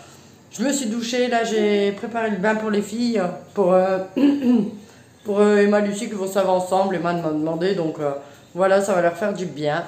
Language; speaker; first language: French; native; French